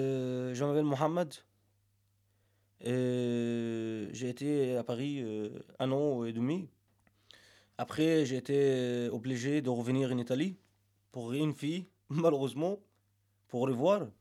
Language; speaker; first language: French; non-native, learner; Arabic